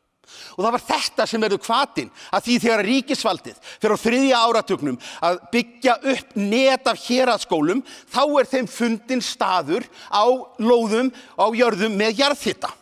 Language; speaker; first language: Icelandic; native; Icelandic